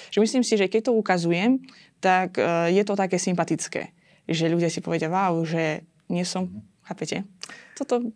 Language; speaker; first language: Slovak; non-native, fluent; Azerbaijani